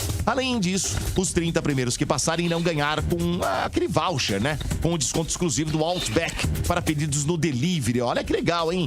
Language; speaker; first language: Portuguese; native; Portuguese